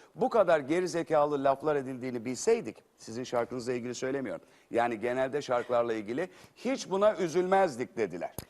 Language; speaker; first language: Turkish; native; Turkish